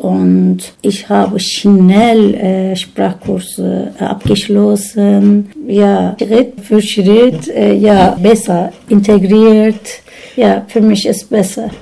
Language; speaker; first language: German; non-native, learner; Turkish